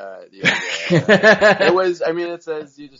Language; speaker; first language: English; native; English